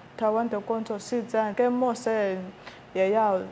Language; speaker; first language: Chinese; non-native, fluent; Nyanja